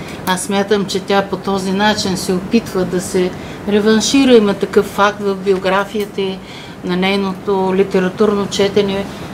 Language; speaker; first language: Bulgarian; native; Bulgarian